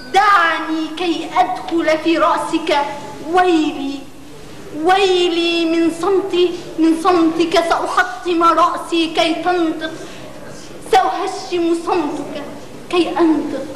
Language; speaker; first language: Arabic; native; Arabic